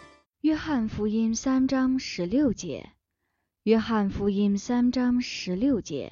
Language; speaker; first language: Chinese; native; Chinese